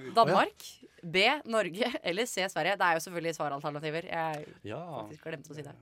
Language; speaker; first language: Norwegian; native; Norwegian